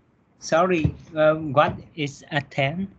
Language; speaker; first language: English; non-native, learner; Vietnamese